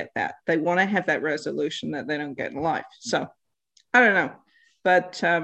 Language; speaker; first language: English; native; English